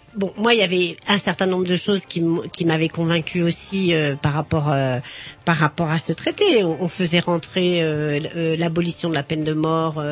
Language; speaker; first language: French; native; French